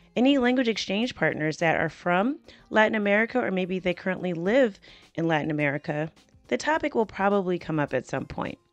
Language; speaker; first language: English; native; English